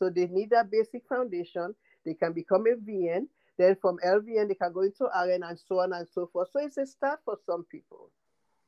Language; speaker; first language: English; non-native, local second language; Krio